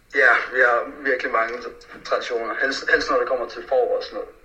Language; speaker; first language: Danish; early bilingual, other home language; Faroese